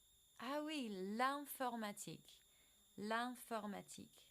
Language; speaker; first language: French; non-native, fluent; English